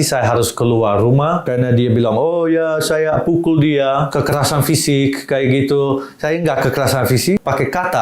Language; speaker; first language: Indonesian; non-native, fluent; Dutch